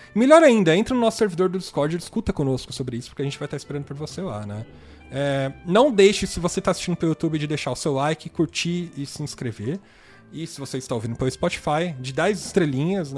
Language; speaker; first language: Portuguese; native; Portuguese